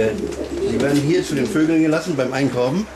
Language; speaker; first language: German; native; German